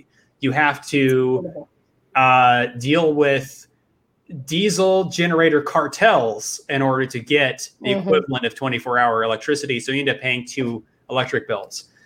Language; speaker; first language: English; native; English